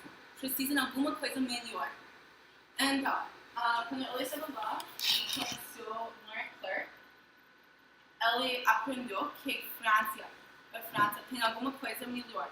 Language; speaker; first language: Portuguese; non-native, fluent; English